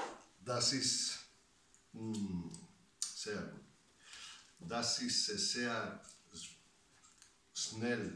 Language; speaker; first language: German; non-native, learner; Greek